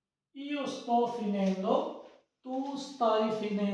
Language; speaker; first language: Italian; non-native, fluent; Hindi